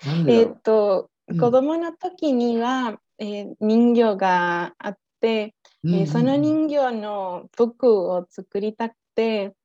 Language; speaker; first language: Japanese; non-native, learner; Spanish